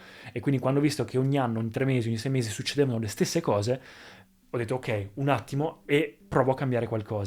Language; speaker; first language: Italian; native; Italian